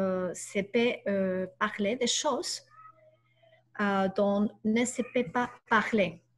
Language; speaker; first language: French; non-native, learner; Spanish